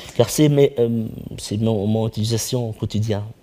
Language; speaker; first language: French; non-native, local second language; Arabic